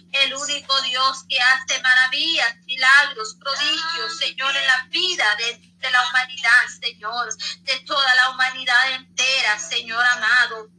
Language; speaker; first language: Spanish; native; Spanish